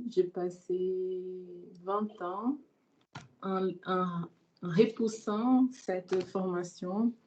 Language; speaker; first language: French; non-native, fluent; Portuguese